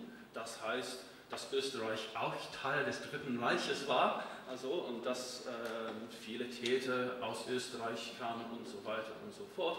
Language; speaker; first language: German; non-native, fluent; English